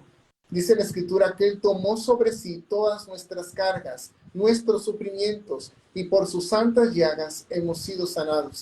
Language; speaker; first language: Spanish; native; Spanish